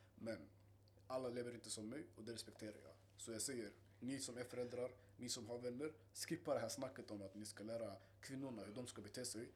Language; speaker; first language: Swedish; early bilingual, other home language; Arabic